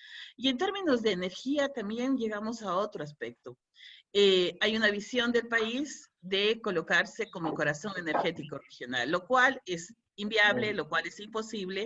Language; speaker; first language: Spanish; native; Spanish